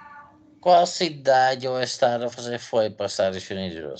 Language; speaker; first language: Portuguese; non-native, fluent; Dutch